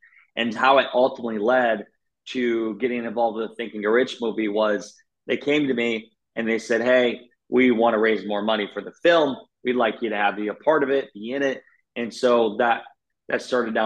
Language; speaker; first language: English; native; English